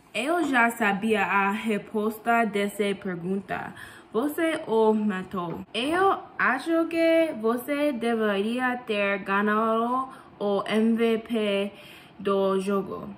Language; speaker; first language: Portuguese; non-native, learner; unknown